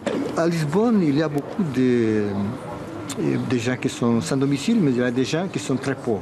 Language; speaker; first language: French; non-native, fluent; Portuguese